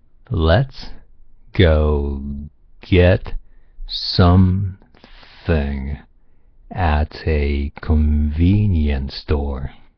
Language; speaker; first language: English; non-native, fluent; Japanese